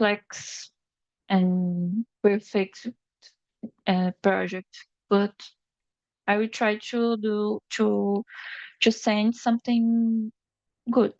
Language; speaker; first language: English; non-native, learner; Portuguese